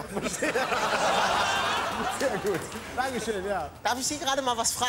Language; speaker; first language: German; native; German